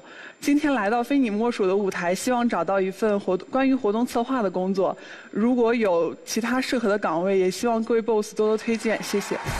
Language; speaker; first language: Chinese; native; Chinese